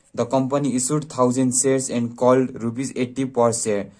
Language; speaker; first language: English; non-native, local second language; Nepali